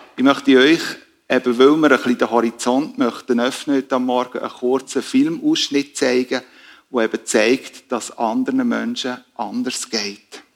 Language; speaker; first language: German; native; German